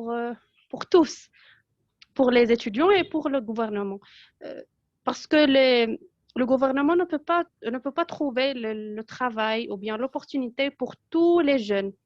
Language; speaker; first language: French; non-native, local second language; Arabic